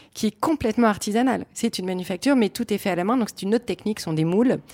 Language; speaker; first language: French; native; French